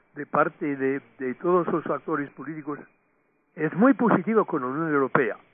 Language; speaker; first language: Spanish; non-native, fluent; English